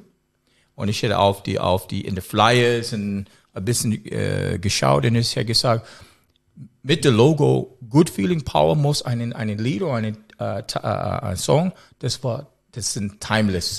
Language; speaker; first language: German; non-native, learner; English